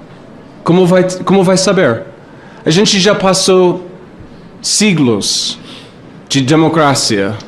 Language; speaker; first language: Portuguese; non-native, fluent; English